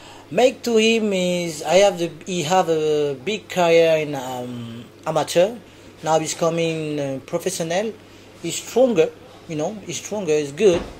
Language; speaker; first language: English; non-native, learner; French